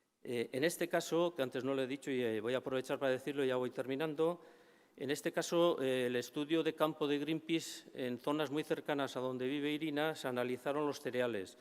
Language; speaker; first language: Spanish; native; Spanish